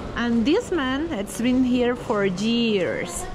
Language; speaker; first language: English; non-native, fluent; Spanish